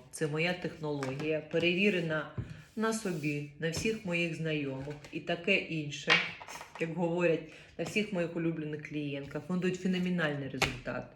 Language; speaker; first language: Ukrainian; non-native, local second language; Russian